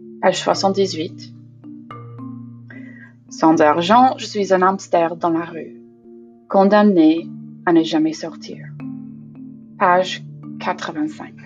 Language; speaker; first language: French; non-native, fluent; English